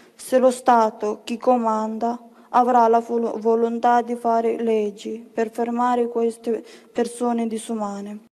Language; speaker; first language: Italian; non-native, fluent; Bulgarian